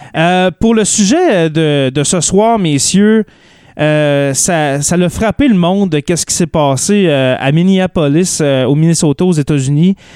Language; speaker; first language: French; native; French